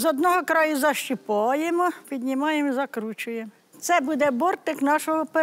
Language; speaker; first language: Ukrainian; native; Ukrainian